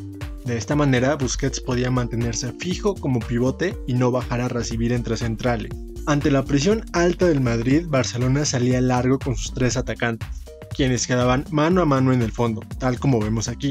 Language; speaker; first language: Spanish; native; Spanish